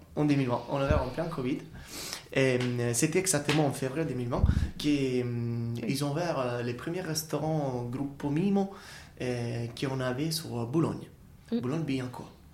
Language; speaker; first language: French; non-native, fluent; Italian